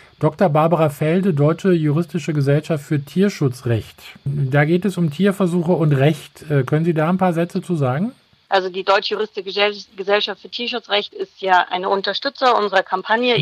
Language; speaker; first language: German; native; German